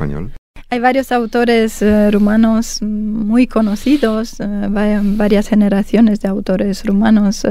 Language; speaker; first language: Spanish; non-native, fluent; Romanian